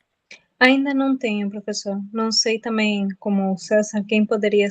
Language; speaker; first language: Portuguese; non-native, fluent; Spanish